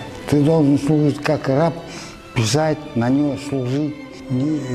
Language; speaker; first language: Russian; non-native, local second language; Kyrgyz